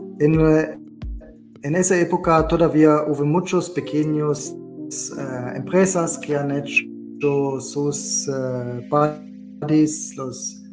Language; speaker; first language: Spanish; non-native, learner; German